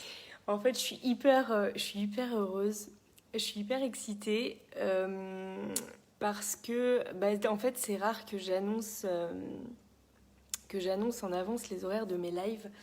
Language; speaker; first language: French; native; French